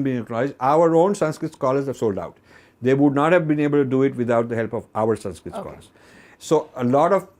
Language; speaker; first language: English; non-native, local second language; Hindi